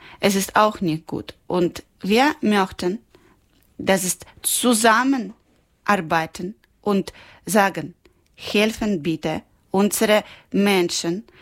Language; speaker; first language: German; non-native, learner; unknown